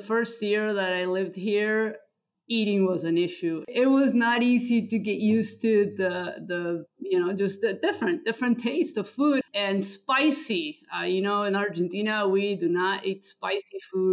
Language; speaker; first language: English; non-native, fluent; Spanish